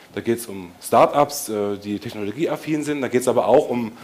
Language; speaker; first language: German; native; German